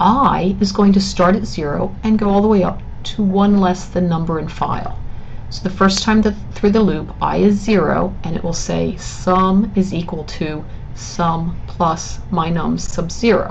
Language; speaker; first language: English; native; English